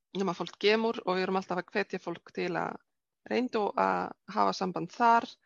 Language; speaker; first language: Icelandic; non-native, fluent; Polish